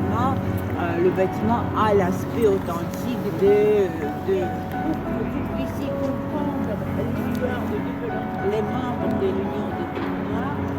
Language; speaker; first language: French; non-native, fluent; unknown